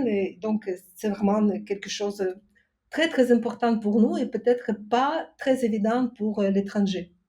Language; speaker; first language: French; non-native, fluent; Ukrainian